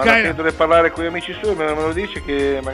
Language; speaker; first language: Italian; native; Italian